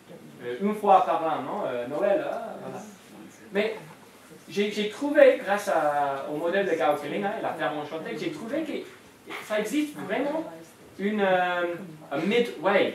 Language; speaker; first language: French; non-native, fluent; English